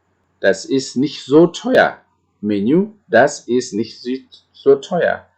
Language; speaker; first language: German; non-native, fluent; Indonesian